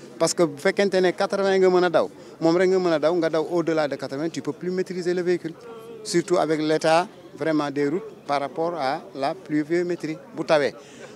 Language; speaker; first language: Wolof; non-native, local second language; Fula